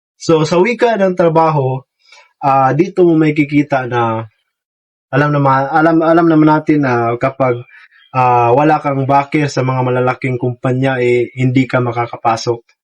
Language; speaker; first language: Filipino; non-native, local second language; Cebuano